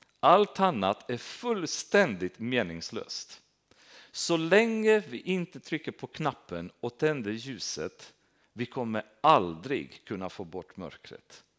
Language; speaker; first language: Swedish; non-native, fluent; Romanian